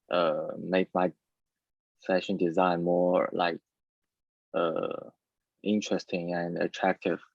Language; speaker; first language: English; non-native, learner; Chinese